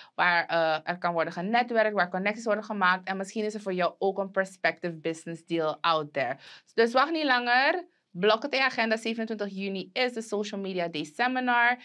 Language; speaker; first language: Dutch; native; Dutch